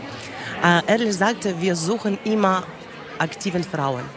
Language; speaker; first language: German; non-native, learner; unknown